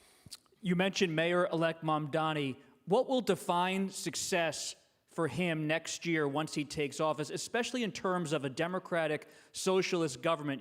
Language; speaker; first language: English; native; English